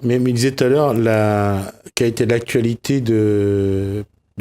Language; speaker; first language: French; non-native, local second language; Réunion Creole French